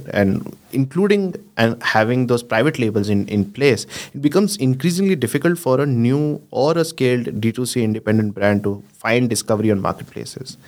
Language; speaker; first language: English; non-native, local second language; Gujarati